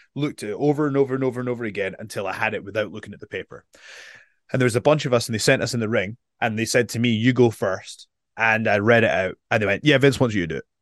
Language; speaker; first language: English; native; English